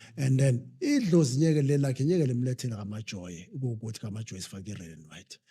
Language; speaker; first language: Zulu; non-native, local second language; Southern Sotho